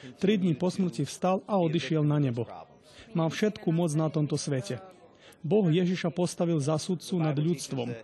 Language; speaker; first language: Slovak; non-native, fluent; English